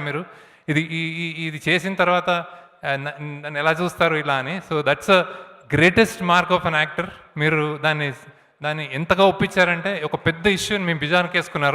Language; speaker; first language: Telugu; native; Telugu